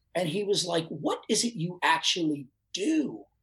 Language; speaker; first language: English; native; English